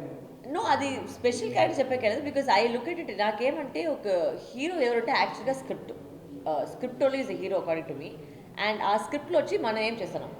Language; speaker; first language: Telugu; non-native, local second language; Tamil